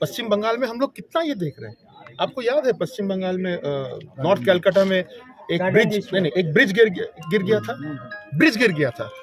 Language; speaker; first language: Hindi; non-native, local second language; Bangla